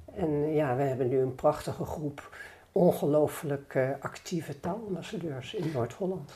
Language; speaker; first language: Dutch; native; Dutch